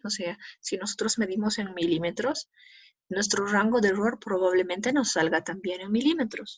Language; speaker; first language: Spanish; native; Spanish